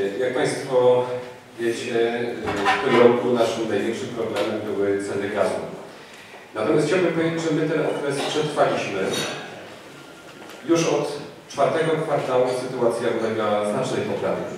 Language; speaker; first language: Polish; native; Polish